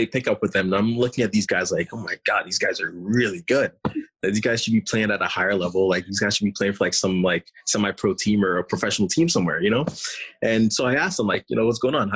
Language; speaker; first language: English; early bilingual, other home language; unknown